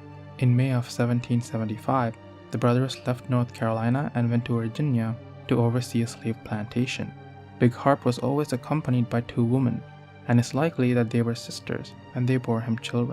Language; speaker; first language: English; native; English